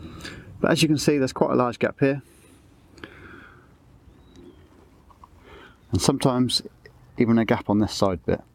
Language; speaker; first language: English; native; English